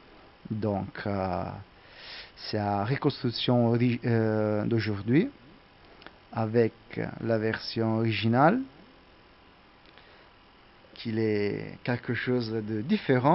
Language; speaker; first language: French; non-native, learner; Italian